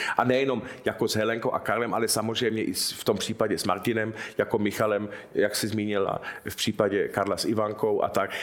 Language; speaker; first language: Czech; early bilingual, heritage; Czech